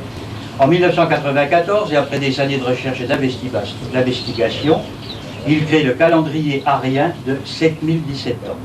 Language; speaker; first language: French; native; French